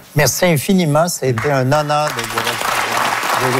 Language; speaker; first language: French; native; French